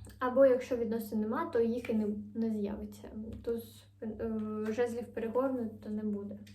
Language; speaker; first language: Ukrainian; non-native, local second language; Russian